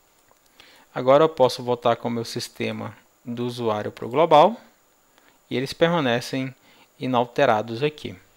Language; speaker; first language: Portuguese; native; Portuguese